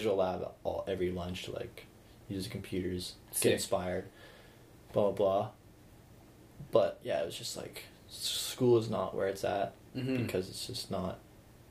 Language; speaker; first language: English; native; English